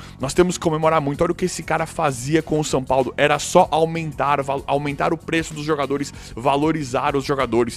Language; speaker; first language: Portuguese; native; Portuguese